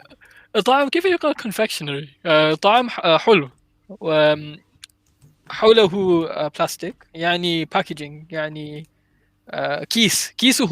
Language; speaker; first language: Arabic; non-native, learner; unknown